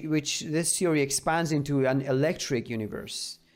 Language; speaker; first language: English; non-native, fluent; Persian